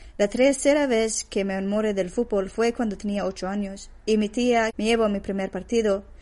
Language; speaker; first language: Spanish; non-native, fluent; Swedish